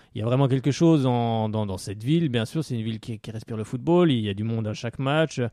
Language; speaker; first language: French; native; French